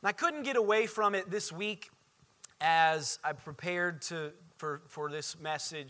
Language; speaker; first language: English; native; English